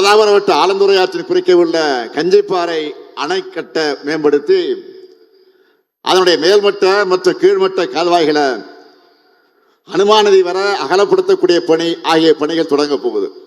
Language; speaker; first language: Tamil; native; Tamil